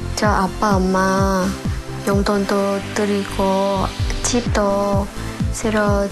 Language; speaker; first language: Korean; non-native, learner; Vietnamese